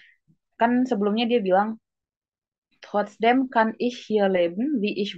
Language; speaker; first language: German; non-native, fluent; Indonesian